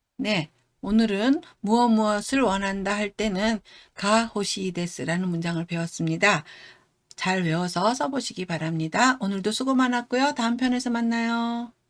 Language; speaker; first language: Korean; native; Korean